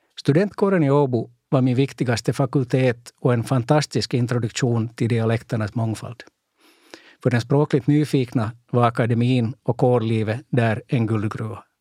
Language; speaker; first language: Swedish; native; Swedish